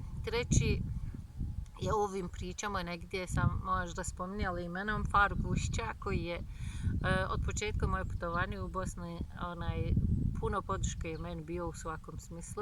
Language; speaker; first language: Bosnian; non-native, fluent; Turkish